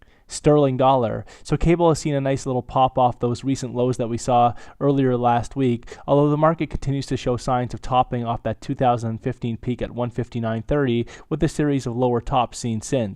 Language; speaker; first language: English; native; English